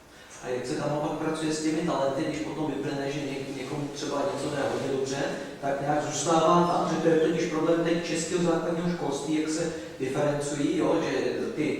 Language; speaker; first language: Czech; native; Czech